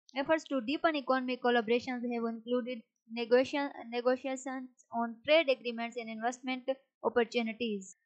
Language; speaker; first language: English; non-native, local second language; Urdu